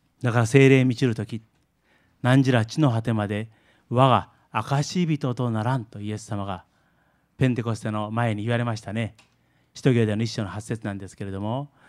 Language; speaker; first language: Japanese; early bilingual, heritage; Japanese